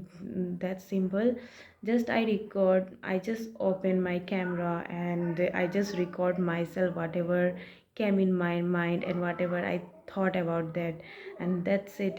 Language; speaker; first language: English; non-native, learner; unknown